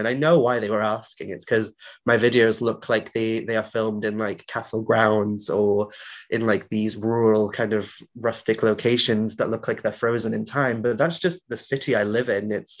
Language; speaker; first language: English; non-native, local second language; Welsh